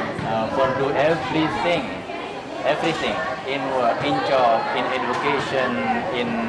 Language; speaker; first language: English; non-native, fluent; Indonesian